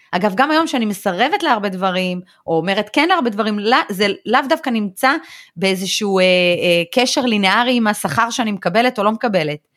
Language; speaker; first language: Hebrew; early bilingual, other home language; Russian